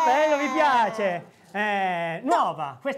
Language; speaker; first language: Italian; native; Italian